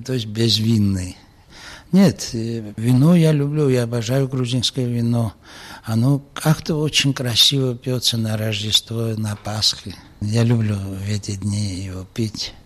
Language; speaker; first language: Russian; non-native, fluent; Georgian